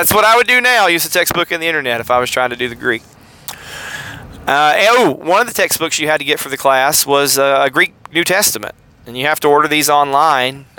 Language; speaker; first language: English; native; English